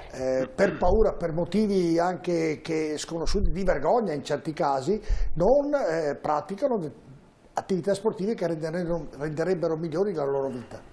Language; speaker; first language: Italian; native; Italian